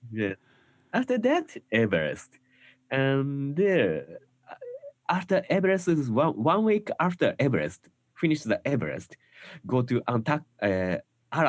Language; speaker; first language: English; non-native, learner; Japanese